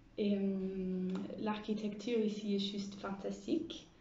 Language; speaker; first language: French; non-native, learner; Danish